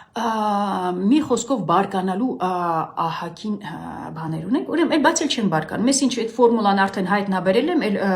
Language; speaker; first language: Armenian; native; Armenian